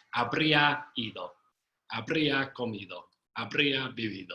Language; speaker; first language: Spanish; non-native, fluent; English